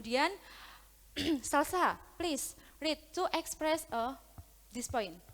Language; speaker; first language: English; non-native, learner; Indonesian